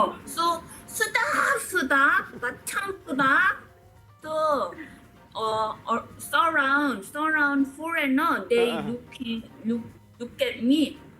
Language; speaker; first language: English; non-native, learner; Korean